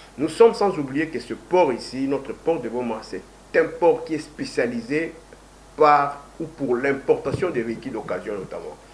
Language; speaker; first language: French; non-native, local second language; Kongo